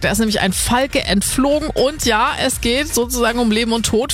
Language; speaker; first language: German; native; German